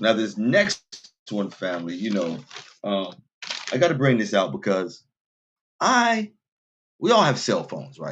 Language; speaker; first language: English; native; English